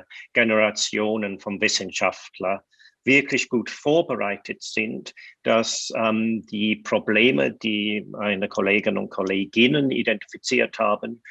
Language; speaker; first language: German; non-native, fluent; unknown